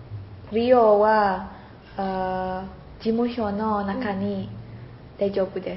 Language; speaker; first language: Japanese; non-native, learner; Indonesian